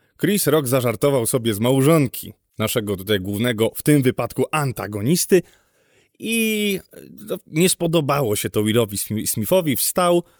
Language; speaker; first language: Polish; native; Polish